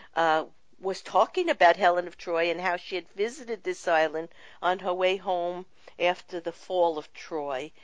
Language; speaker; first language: English; early bilingual, other home language; Russian